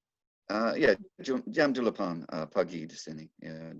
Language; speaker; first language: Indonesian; non-native, learner; English